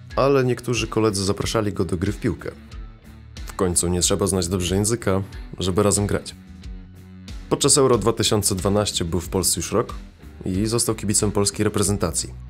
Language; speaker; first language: Polish; early bilingual, other home language; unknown